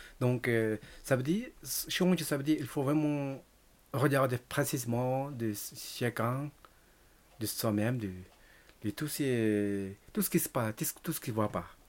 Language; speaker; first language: French; non-native, learner; Tibetan